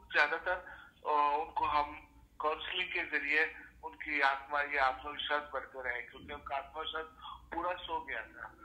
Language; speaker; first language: Hindi; non-native, local second language; Urdu